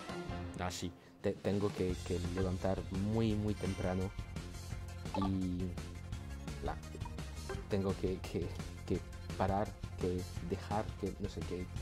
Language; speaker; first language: Spanish; non-native, learner; French